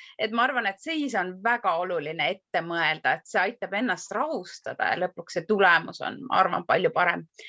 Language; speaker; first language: Estonian; native; Estonian